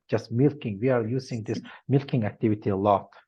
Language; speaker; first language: English; non-native, learner; Mongolian